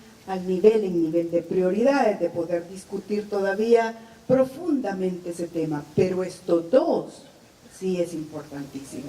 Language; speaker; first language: Spanish; native; Spanish